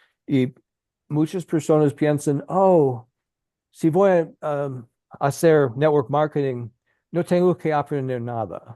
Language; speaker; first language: Spanish; non-native, learner; English